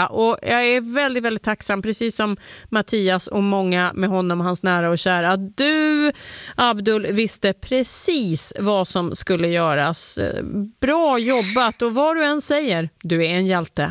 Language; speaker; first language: Swedish; native; Swedish